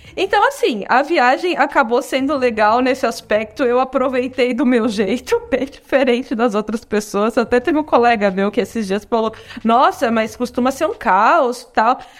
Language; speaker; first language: Portuguese; native; Portuguese